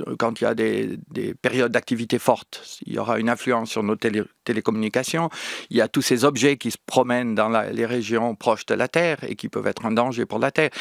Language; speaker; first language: French; native; French